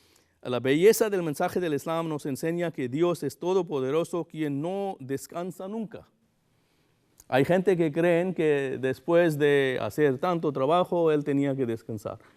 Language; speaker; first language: Spanish; non-native, fluent; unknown